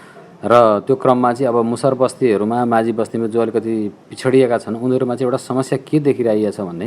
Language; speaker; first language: Nepali; native; Nepali